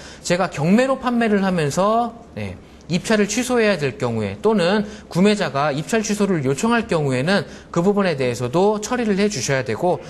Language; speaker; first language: Korean; native; Korean